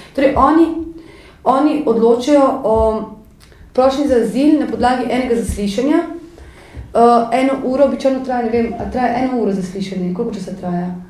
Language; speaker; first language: Slovenian; native; Slovenian